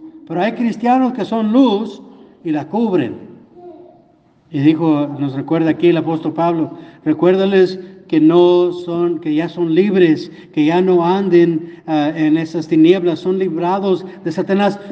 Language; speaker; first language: Spanish; non-native, fluent; English